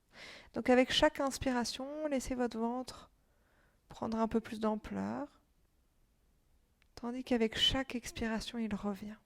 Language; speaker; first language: French; native; French